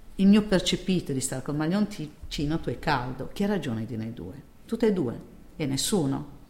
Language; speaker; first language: Italian; native; Italian